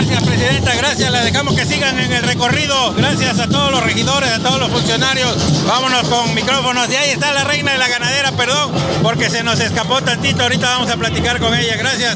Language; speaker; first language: Spanish; native; Spanish